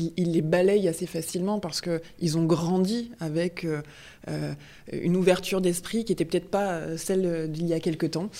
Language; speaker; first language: French; native; French